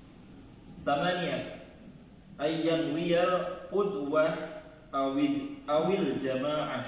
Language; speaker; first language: Arabic; non-native, learner; Indonesian